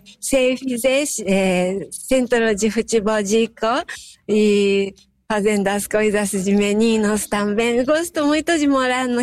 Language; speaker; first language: Portuguese; non-native, learner; Japanese